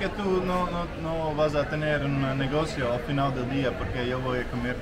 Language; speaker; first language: Spanish; non-native, learner; Dutch